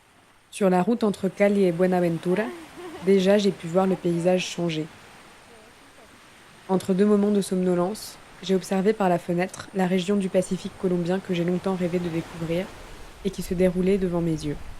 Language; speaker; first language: French; native; French